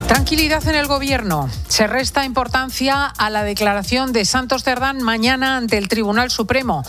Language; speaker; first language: Spanish; native; Spanish